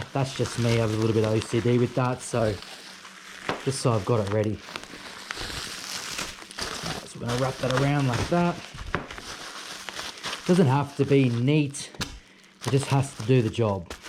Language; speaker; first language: English; native; English